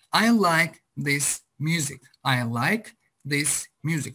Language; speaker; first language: English; non-native, fluent; Azerbaijani